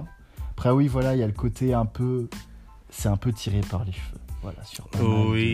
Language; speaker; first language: French; native; French